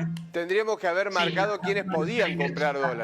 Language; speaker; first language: Spanish; native; Spanish